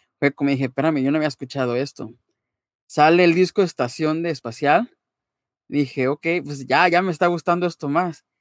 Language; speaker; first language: Spanish; native; Spanish